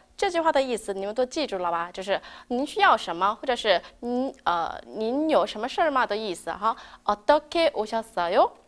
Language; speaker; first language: Chinese; non-native, fluent; Korean